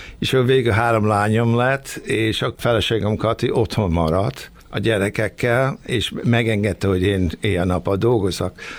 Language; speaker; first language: Hungarian; early bilingual, heritage; Hungarian